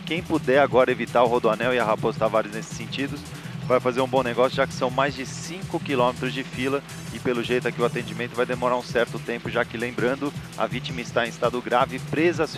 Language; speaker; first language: Portuguese; native; Portuguese